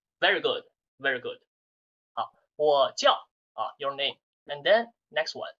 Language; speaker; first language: English; non-native, learner; Chinese